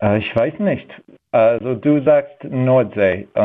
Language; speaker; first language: German; non-native, learner; English